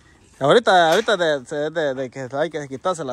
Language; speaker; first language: Spanish; native; Spanish